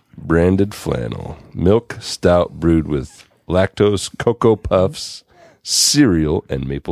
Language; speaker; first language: English; native; English